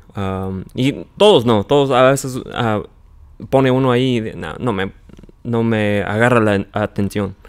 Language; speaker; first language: Spanish; early bilingual, heritage; Spanish